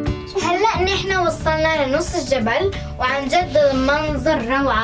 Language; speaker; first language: Arabic; native; Arabic